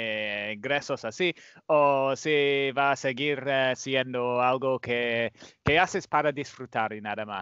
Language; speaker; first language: Spanish; non-native, fluent; English